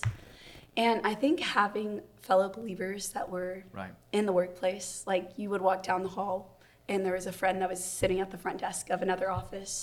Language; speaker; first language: English; native; English